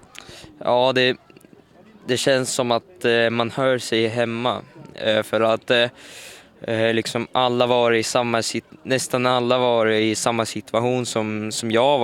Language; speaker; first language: Swedish; early bilingual, other home language; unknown